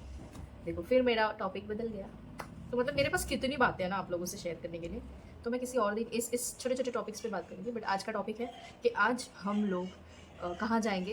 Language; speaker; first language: Hindi; native; Hindi